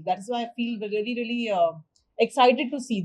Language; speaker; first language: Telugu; non-native, learner; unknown